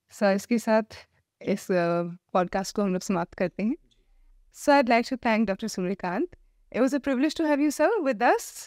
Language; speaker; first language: Hindi; native; Hindi